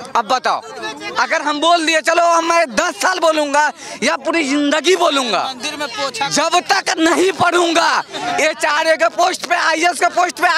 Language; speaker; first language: Hindi; native; Hindi